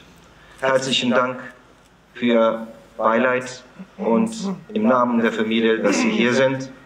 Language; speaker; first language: German; early bilingual, other home language; Turkish